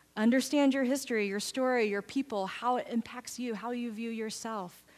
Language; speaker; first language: English; native; English